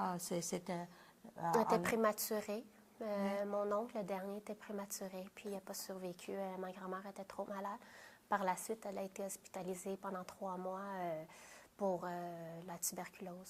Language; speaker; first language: French; early bilingual, other home language; Vietnamese